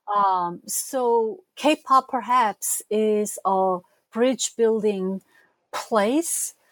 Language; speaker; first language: English; non-native, fluent; Korean